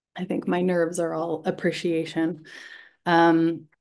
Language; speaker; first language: English; native; English